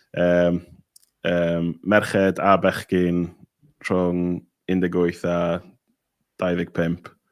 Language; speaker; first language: Welsh; native; Welsh